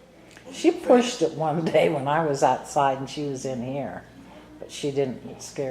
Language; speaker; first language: English; native; English